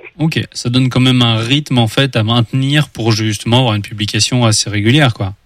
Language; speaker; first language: French; native; French